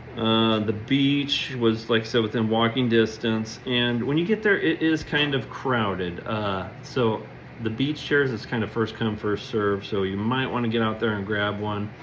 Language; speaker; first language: English; native; English